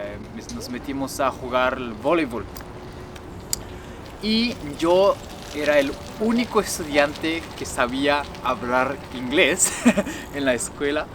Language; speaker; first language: Spanish; non-native, fluent; Japanese